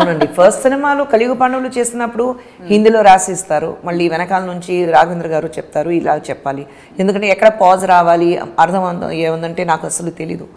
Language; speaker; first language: Telugu; non-native, fluent; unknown